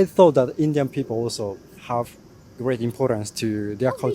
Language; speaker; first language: English; non-native, learner; Japanese